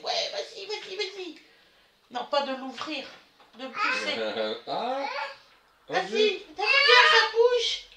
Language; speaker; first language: French; native; French